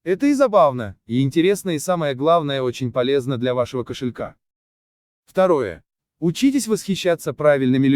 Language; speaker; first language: Russian; native; Russian